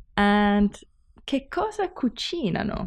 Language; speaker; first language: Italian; non-native, learner; English